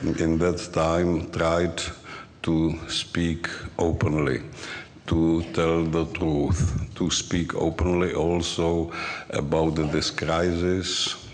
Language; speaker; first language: English; non-native, learner; Czech